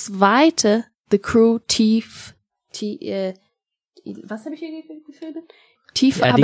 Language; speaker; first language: German; non-native, fluent; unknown